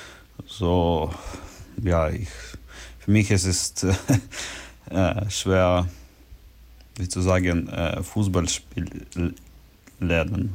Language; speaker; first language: German; non-native, learner; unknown